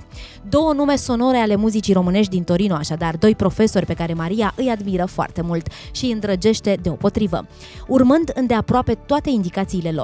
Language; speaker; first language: Romanian; native; Romanian